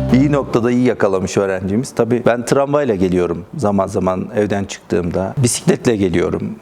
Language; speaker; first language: Turkish; early bilingual, heritage; Turkish